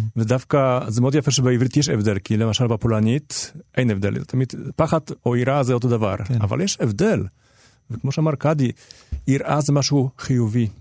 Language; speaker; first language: Hebrew; non-native, fluent; Polish